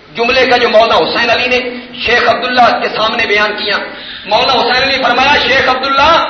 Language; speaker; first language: Urdu; non-native, local second language; Punjabi